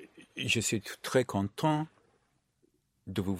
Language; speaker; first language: French; non-native, learner; English